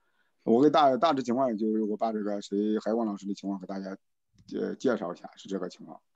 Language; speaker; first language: Chinese; native; Chinese